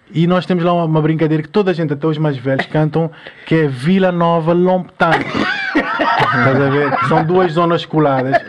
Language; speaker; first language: Portuguese; non-native, local second language; Kabuverdianu